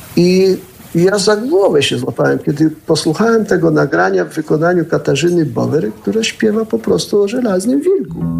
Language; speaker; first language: Polish; early bilingual, heritage; Polish